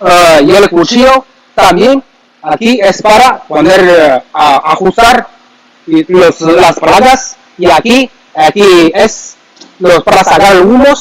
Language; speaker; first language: Spanish; non-native, learner; Chinese